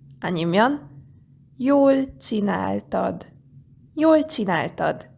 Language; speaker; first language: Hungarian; non-native, fluent; Korean